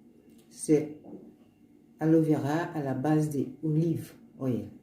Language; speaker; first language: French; non-native, learner; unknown